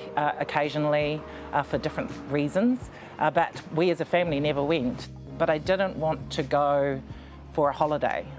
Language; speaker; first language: English; native; English